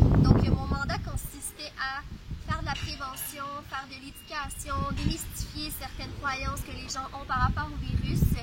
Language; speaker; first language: French; native; French